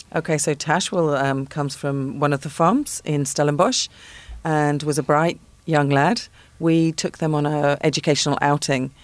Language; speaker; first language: English; native; English